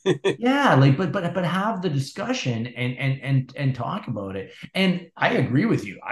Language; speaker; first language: English; native; English